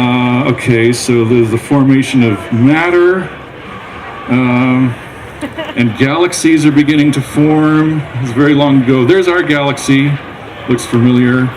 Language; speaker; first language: English; native; English